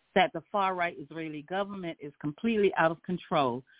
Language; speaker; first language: English; native; English